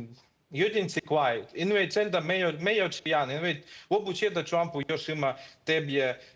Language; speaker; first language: Chinese; non-native, fluent; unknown